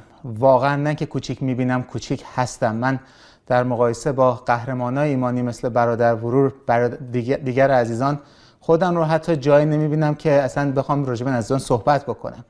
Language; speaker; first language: Persian; native; Persian